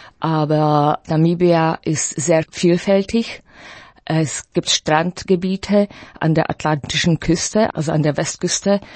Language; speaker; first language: German; non-native, fluent; Slovak